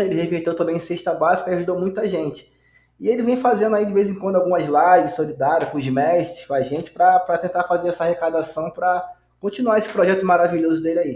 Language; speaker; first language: Portuguese; native; Portuguese